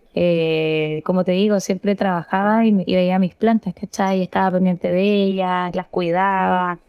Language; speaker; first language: Spanish; native; Spanish